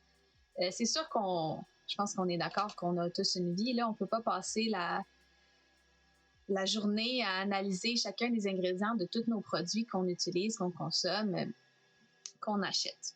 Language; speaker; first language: French; native; French